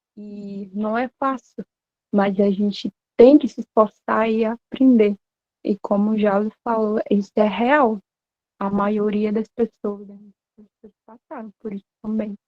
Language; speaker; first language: Portuguese; non-native, local second language; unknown